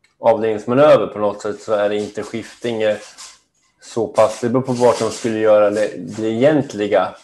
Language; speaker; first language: Swedish; native; Swedish